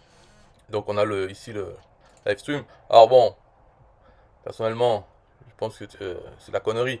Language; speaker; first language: French; native; French